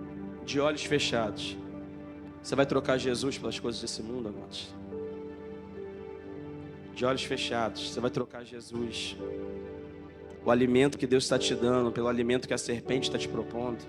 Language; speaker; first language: Portuguese; native; Portuguese